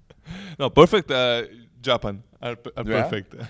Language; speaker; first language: English; non-native, learner; Italian